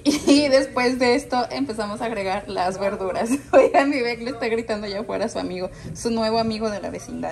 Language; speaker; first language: Spanish; native; Spanish